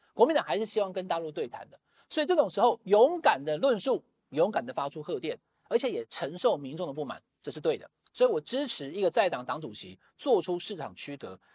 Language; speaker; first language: Chinese; native; Chinese